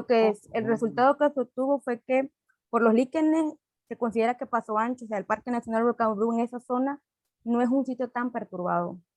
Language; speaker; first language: Spanish; native; Spanish